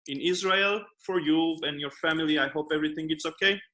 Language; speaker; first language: English; non-native, fluent; Romanian